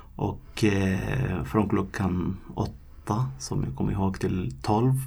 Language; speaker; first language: Swedish; non-native, fluent; Arabic